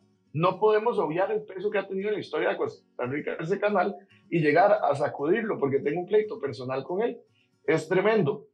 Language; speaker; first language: Spanish; native; Spanish